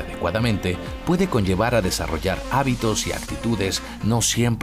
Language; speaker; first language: Spanish; native; Spanish